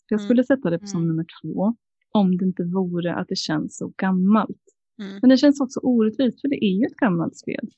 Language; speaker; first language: Swedish; native; Swedish